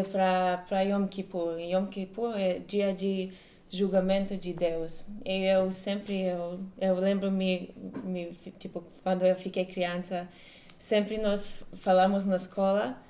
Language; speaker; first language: Portuguese; non-native, fluent; Hebrew